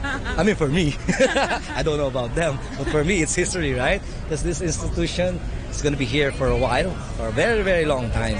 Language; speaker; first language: English; non-native, local second language; Filipino